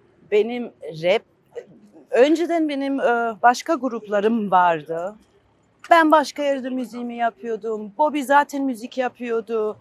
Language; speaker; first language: Turkish; non-native, fluent; Albanian